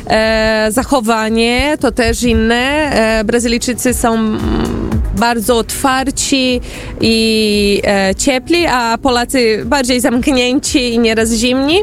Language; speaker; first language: Polish; early bilingual, heritage; Portuguese